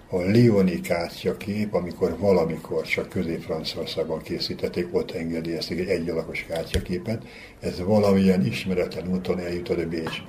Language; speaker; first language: Hungarian; native; Hungarian